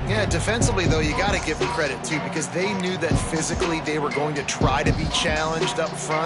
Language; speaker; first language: English; native; English